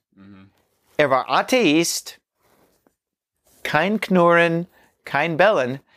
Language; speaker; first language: German; non-native, learner; English